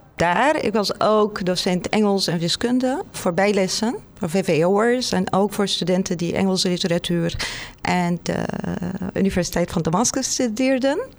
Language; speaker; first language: Dutch; non-native, fluent; Arabic